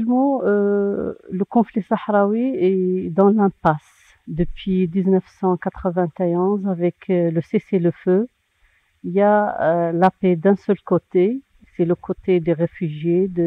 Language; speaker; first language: French; non-native, local second language; Arabic